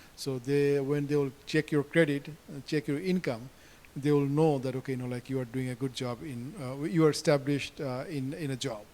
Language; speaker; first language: English; non-native, local second language; Bangla